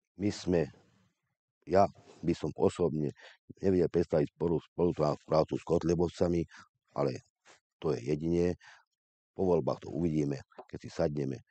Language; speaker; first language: Slovak; non-native, local second language; Hungarian